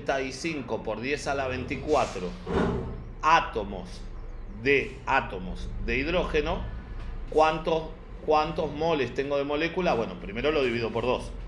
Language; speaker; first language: Spanish; native; Spanish